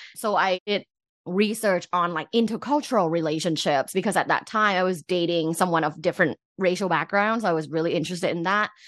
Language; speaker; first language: English; early bilingual, other home language; Thai